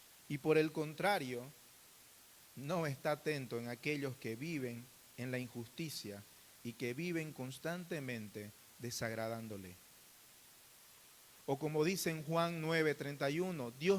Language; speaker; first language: Spanish; native; Spanish